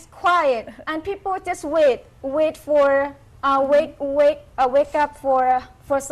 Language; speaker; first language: English; non-native, fluent; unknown